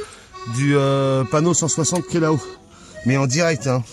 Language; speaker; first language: French; native; French